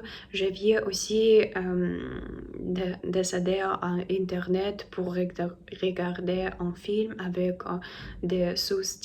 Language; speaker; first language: French; non-native, learner; Russian